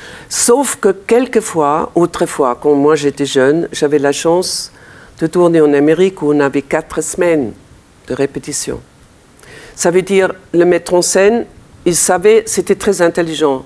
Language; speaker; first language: French; non-native, fluent; German